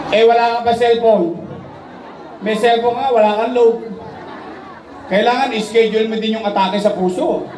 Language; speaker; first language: Filipino; native; Filipino